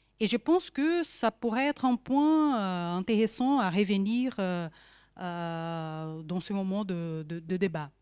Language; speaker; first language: French; non-native, fluent; Portuguese